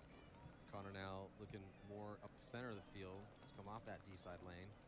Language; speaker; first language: English; native; English